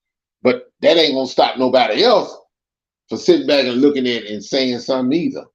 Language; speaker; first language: English; native; English